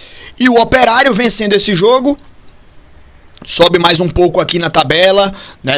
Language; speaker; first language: Portuguese; native; Portuguese